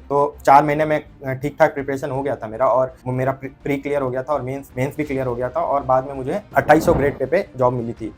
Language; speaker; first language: Hindi; native; Hindi